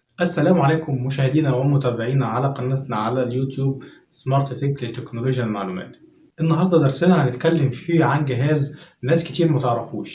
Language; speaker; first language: Arabic; native; Arabic